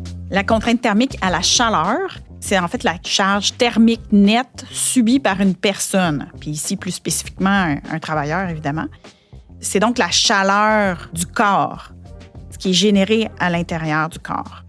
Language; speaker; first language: French; native; French